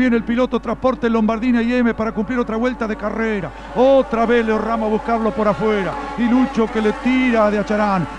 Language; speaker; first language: Spanish; native; Spanish